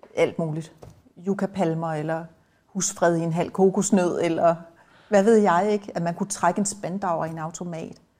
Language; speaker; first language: Danish; native; Danish